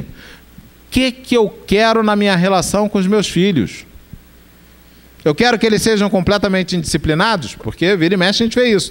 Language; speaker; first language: Portuguese; native; Portuguese